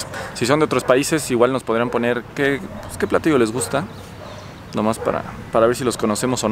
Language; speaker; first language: Spanish; native; Spanish